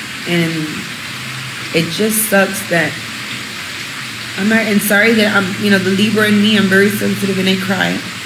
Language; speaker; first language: English; early bilingual, other home language; Spanish